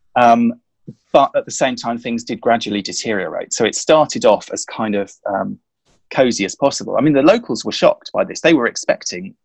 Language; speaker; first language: English; native; English